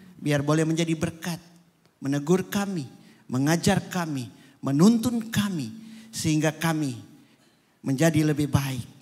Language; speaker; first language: Indonesian; native; Indonesian